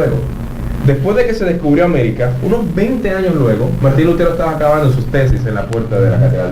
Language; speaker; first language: Spanish; native; Spanish